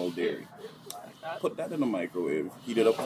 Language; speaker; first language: English; non-native, local second language; Jamaican Creole English